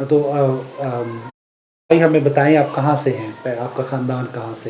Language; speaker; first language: Urdu; native; Urdu